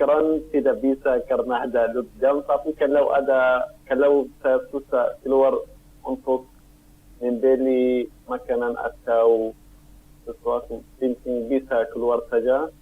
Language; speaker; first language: Indonesian; non-native, learner; Arabic